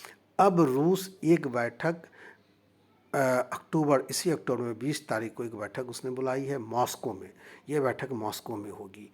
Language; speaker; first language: Hindi; native; Hindi